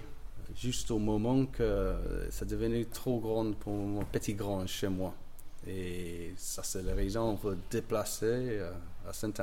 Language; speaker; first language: French; non-native, learner; English